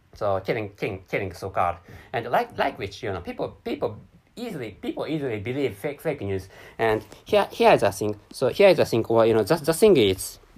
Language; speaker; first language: English; non-native, learner; Japanese